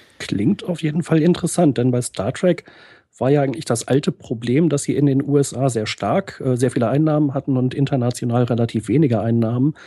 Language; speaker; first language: German; native; German